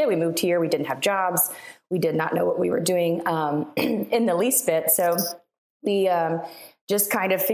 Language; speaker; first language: English; native; English